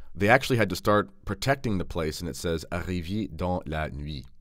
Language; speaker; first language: English; native; English